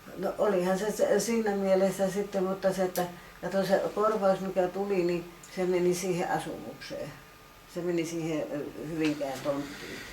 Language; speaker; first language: Finnish; native; Finnish